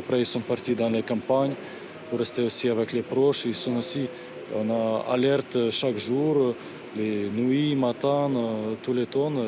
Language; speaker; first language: French; non-native, learner; Ukrainian